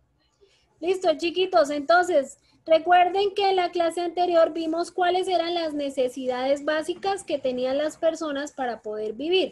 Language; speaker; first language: Spanish; native; Spanish